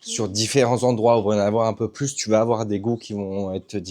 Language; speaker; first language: French; native; French